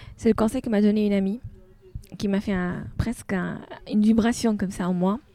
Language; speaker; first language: French; non-native, local second language; Arabic